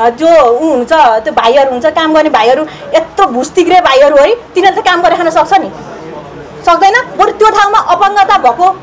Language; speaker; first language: Nepali; native; Nepali